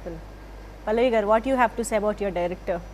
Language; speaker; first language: Telugu; native; Telugu